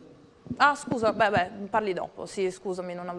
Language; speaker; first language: Italian; native; Italian